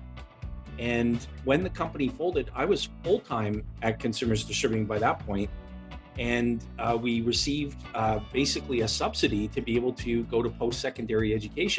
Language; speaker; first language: English; native; English